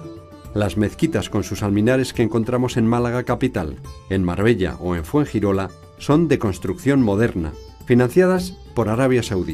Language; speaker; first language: Spanish; native; Spanish